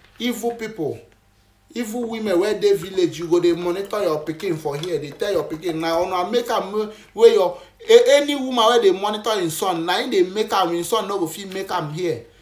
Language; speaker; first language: Nigerian Pidgin; native; Nigerian Pidgin